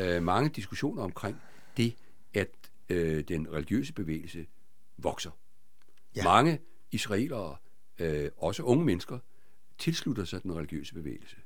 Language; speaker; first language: Danish; native; Danish